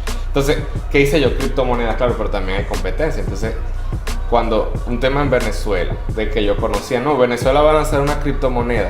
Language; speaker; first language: Spanish; native; Spanish